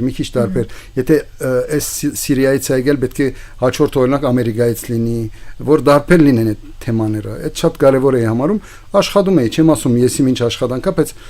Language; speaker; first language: Armenian; early bilingual, heritage; Armenian